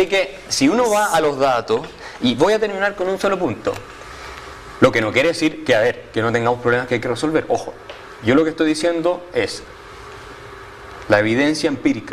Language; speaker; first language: Spanish; native; Spanish